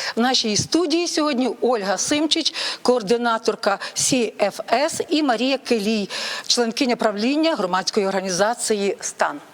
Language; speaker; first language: Ukrainian; native; Ukrainian